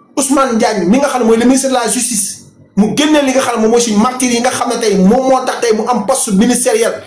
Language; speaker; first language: Wolof; non-native, local second language; Fula